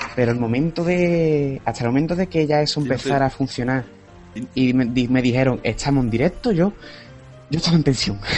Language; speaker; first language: Spanish; native; Spanish